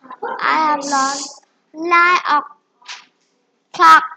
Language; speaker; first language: English; non-native, learner; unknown